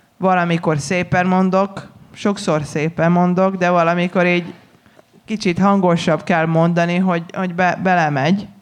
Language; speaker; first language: Hungarian; non-native, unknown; Serbian